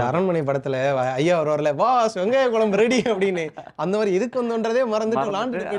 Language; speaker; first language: Tamil; native; Tamil